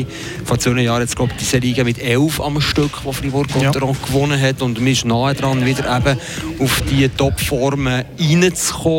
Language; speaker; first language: German; native; German